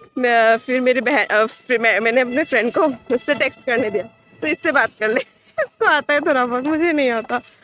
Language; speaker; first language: Hindi; non-native, local second language; Bangla